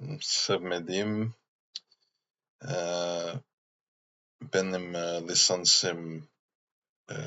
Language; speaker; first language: Turkish; non-native, learner; English